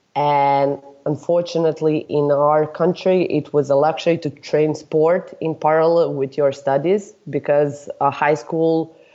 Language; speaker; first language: English; non-native, fluent; Serbian